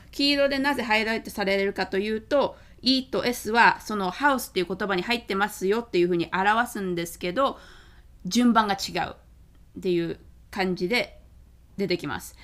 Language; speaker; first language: Japanese; native; Japanese